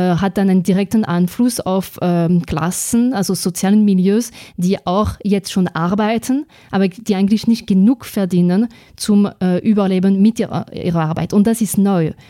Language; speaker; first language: German; non-native, fluent; French